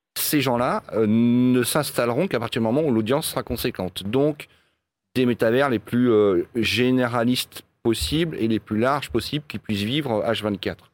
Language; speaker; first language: French; native; French